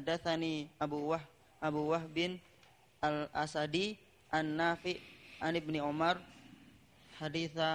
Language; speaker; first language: Arabic; non-native, learner; Indonesian